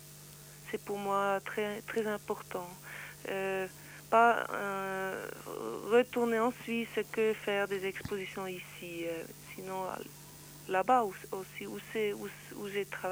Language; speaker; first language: French; non-native, learner; Swiss German